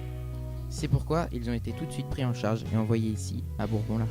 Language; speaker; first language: French; native; French